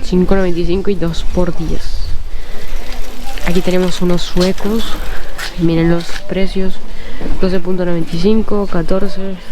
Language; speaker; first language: Spanish; native; Spanish